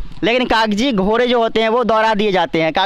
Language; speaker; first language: Hindi; native; Hindi